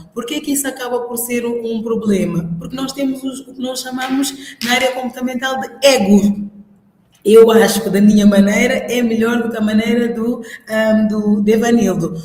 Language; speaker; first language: Portuguese; non-native, local second language; Upper Guinea Crioulo